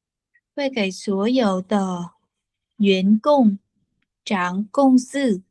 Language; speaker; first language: Chinese; non-native, learner; Vietnamese